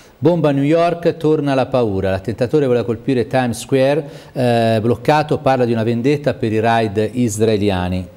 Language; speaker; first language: Italian; native; Italian